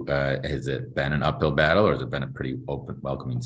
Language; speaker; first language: English; native; English